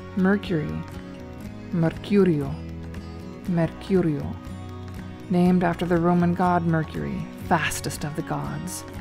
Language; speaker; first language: English; native; English